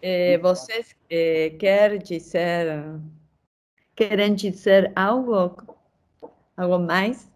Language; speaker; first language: Portuguese; non-native, fluent; Spanish